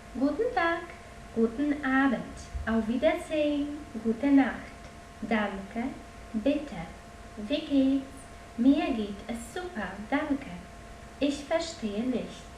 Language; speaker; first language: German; non-native, learner; Polish